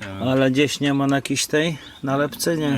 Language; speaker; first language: Polish; native; Polish